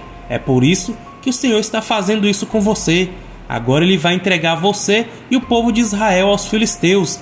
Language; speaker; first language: Portuguese; native; Portuguese